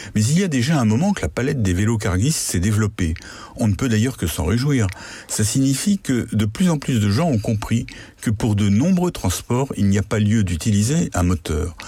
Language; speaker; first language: French; native; French